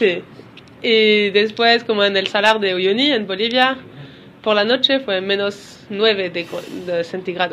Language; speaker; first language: Spanish; non-native, learner; French